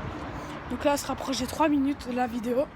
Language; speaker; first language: French; native; French